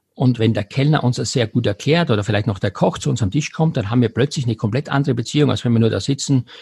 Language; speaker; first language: German; native; German